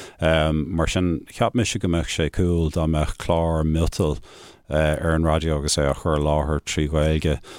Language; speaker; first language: Irish; native; Irish